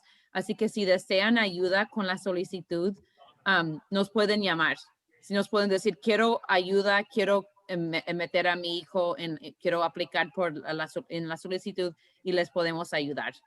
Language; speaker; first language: Spanish; early bilingual, heritage; Spanish